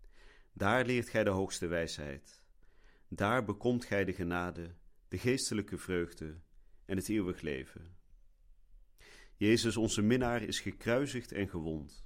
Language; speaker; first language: Dutch; native; Dutch